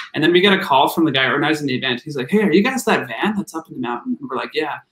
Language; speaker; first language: English; native; English